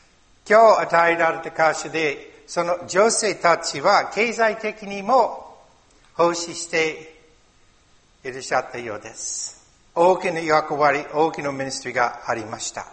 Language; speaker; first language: Japanese; non-native, learner; English